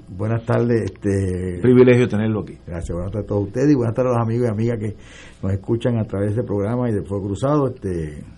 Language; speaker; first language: Spanish; native; Spanish